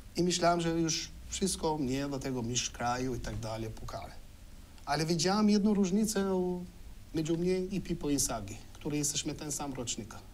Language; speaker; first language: Polish; non-native, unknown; Albanian